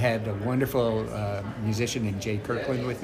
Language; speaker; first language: English; native; English